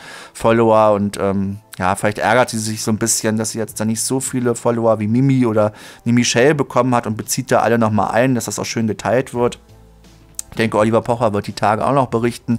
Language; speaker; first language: German; native; German